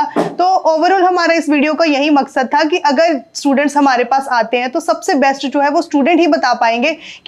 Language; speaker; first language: Hindi; native; Hindi